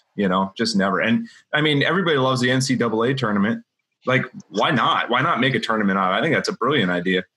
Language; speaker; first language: English; native; English